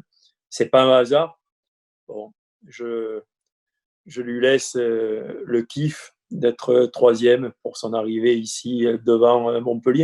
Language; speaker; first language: French; native; French